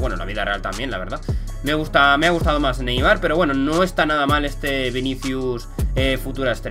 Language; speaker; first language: Spanish; native; Spanish